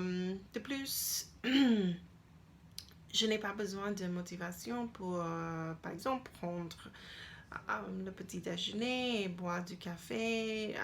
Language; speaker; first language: French; non-native, learner; English